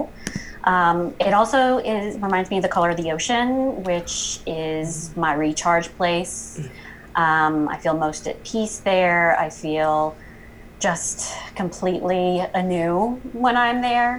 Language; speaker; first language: English; native; English